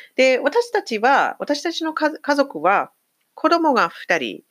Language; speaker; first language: Japanese; non-native, fluent; English